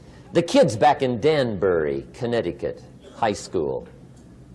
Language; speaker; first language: English; native; English